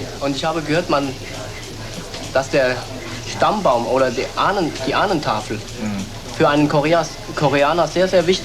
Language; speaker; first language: German; early bilingual, other home language; Korean